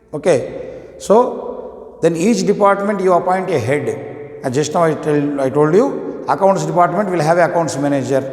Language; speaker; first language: English; non-native, local second language; Telugu